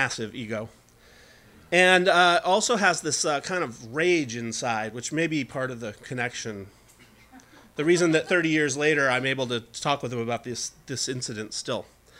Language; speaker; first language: English; native; English